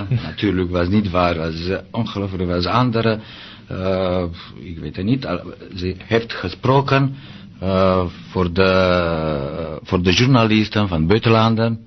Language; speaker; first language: Dutch; non-native, learner; Romanian